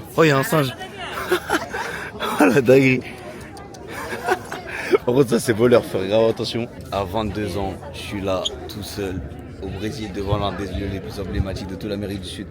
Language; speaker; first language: French; native; French